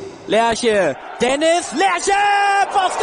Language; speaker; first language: German; native; German